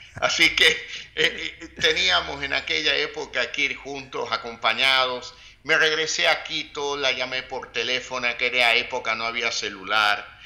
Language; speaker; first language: Spanish; native; Spanish